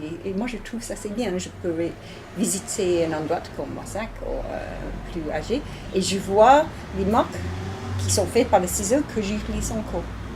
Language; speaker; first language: French; non-native, learner; English